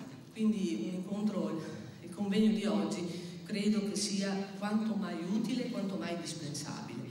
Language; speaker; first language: Italian; native; Italian